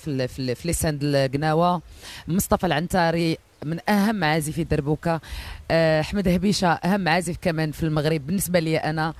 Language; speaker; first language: Arabic; native; Arabic